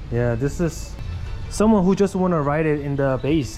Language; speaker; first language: English; non-native, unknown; Korean